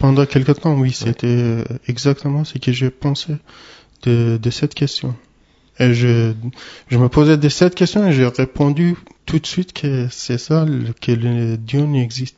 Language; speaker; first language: French; non-native, learner; Arabic